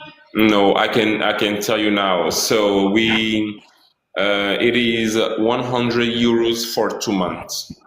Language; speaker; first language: English; non-native, fluent; French